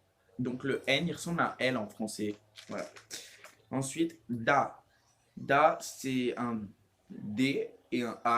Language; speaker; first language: French; native; French